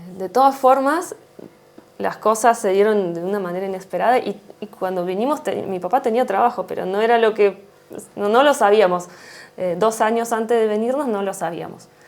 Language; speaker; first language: Spanish; non-native, fluent; Russian